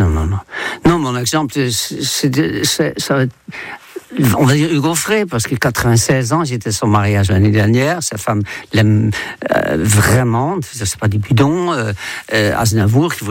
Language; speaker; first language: French; non-native, fluent; Dutch